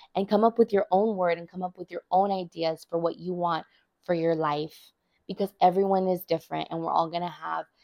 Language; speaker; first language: English; early bilingual, other home language; Spanish